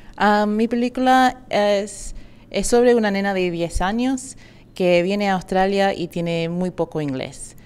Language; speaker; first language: Spanish; early bilingual, heritage; Spanish